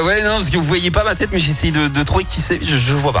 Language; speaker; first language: French; native; French